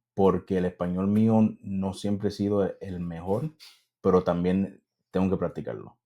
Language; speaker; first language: Spanish; early bilingual, heritage; Spanish